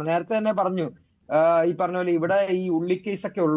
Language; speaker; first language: Malayalam; native; Malayalam